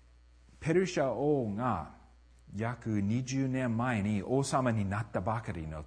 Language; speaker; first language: Japanese; non-native, fluent; English